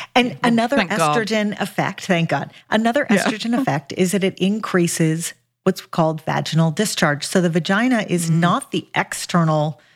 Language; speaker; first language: English; native; English